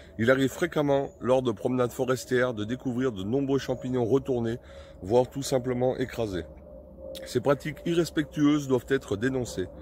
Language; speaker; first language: French; native; French